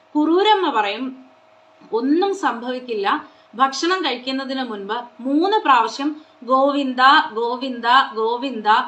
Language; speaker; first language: Malayalam; non-native, local second language; Konkani